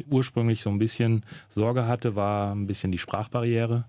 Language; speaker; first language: German; native; German